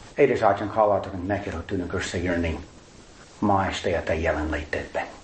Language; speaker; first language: Hungarian; non-native, fluent; English